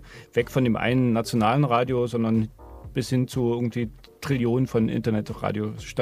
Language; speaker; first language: German; native; German